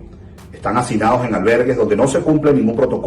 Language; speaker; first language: Spanish; native; Spanish